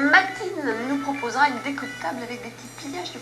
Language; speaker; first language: French; native; French